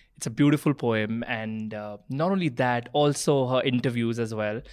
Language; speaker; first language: English; non-native, local second language; Punjabi